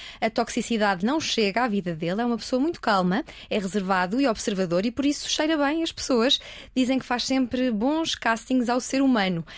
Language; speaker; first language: Portuguese; native; Portuguese